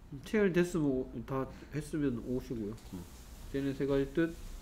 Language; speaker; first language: Korean; native; Korean